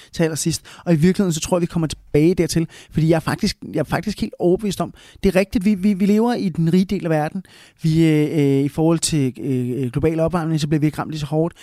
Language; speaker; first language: Danish; early bilingual, other home language; Spanish